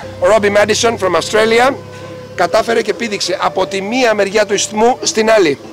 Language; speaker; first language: Greek; early bilingual, heritage; Greek